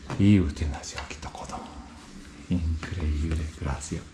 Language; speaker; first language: Spanish; non-native, learner; Japanese